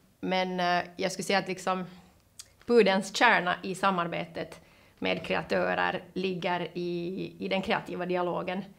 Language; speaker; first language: Swedish; native; Swedish